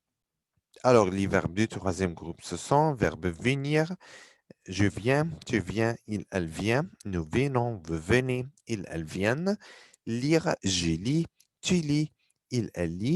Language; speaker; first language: French; non-native, fluent; Arabic